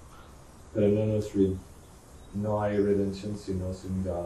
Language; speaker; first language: Spanish; non-native, learner; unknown